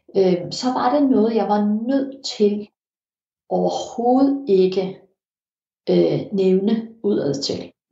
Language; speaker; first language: Danish; early bilingual, heritage; Danish